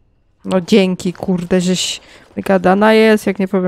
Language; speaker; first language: Polish; native; Polish